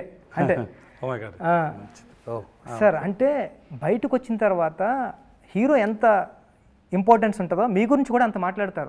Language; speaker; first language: Telugu; native; Telugu